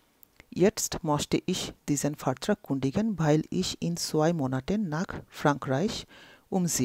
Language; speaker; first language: German; non-native, local second language; Bangla